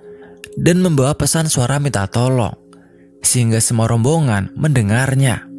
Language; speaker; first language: Indonesian; native; Indonesian